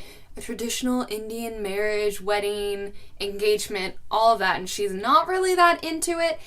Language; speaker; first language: English; native; English